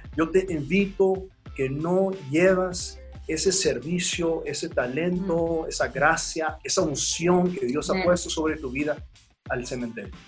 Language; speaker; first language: Spanish; early bilingual, heritage; Spanish